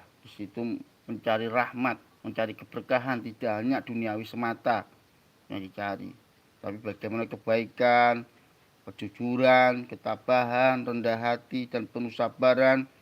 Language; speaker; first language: Indonesian; native; Indonesian